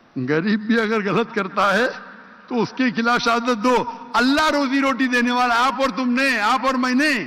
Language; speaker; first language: Urdu; non-native, local second language; Konkani